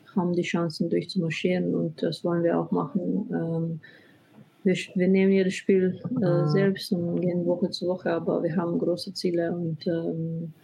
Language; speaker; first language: German; non-native, fluent; Slovenian